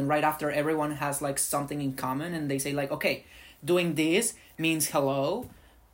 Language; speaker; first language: English; non-native, fluent; Spanish